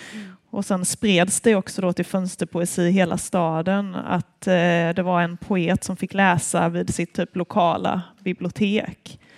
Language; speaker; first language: Swedish; native; Swedish